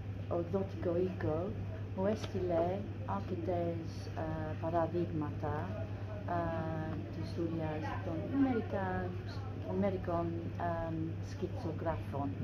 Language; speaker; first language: Greek; non-native, learner; English